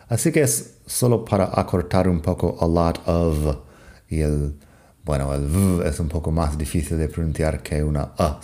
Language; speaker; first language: Spanish; non-native, fluent; English